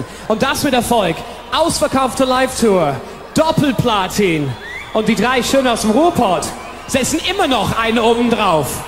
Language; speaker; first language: German; native; German